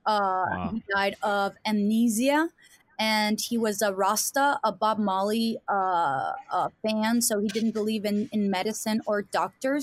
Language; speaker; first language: English; non-native, fluent; Danish